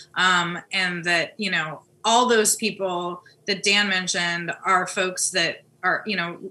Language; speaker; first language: English; native; English